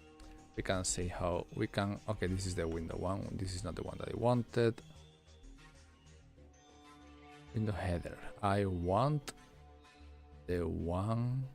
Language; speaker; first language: English; non-native, fluent; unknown